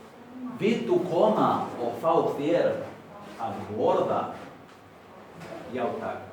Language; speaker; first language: Icelandic; non-native, learner; Spanish